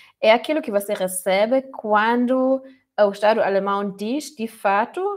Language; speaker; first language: Portuguese; non-native, fluent; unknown